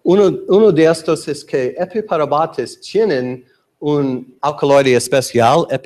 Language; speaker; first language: Spanish; non-native, learner; English